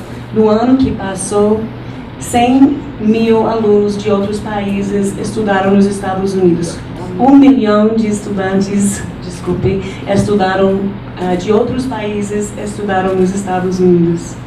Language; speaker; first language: Portuguese; non-native, fluent; English